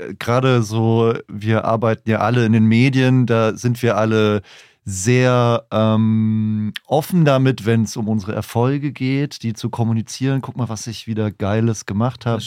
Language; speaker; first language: German; native; German